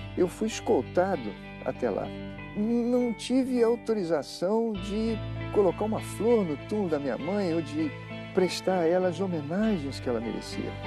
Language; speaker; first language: Portuguese; native; Portuguese